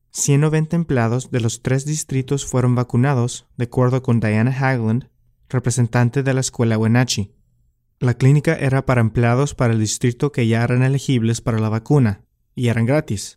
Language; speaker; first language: Spanish; native; Spanish